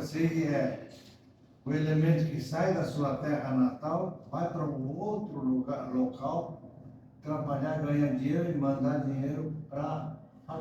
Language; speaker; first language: Portuguese; early bilingual, other home language; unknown